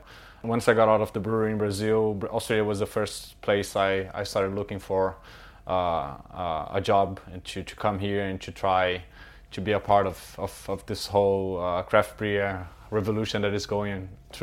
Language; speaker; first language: English; non-native, fluent; Portuguese